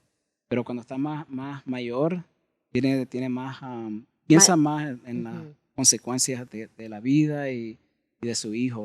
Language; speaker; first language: Spanish; early bilingual, heritage; Spanish